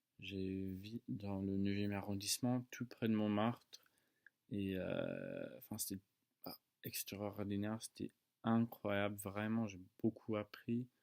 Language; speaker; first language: French; non-native, fluent; English